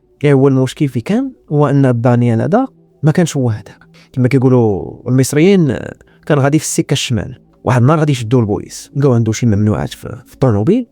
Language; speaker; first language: Arabic; native; Arabic